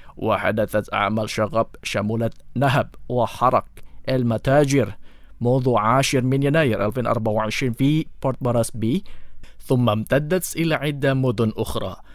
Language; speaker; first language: Arabic; non-native, fluent; Indonesian